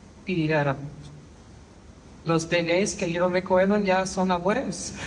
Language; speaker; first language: Spanish; non-native, fluent; English